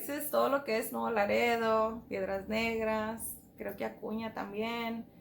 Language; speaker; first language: Spanish; early bilingual, heritage; Spanish